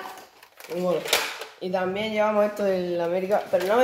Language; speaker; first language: Spanish; native; Spanish